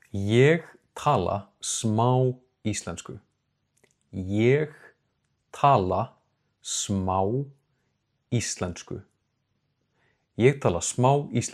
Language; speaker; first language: Icelandic; non-native, fluent; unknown